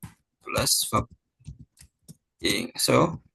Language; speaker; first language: English; non-native, fluent; Indonesian